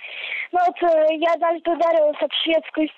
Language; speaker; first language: Russian; native; Russian